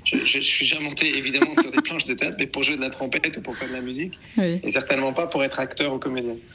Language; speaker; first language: French; native; French